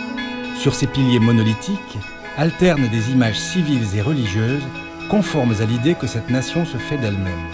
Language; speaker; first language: French; native; French